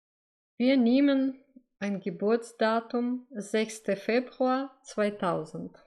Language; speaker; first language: German; non-native, fluent; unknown